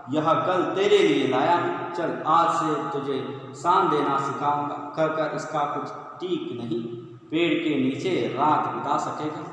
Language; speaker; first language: Hindi; non-native, local second language; Kannada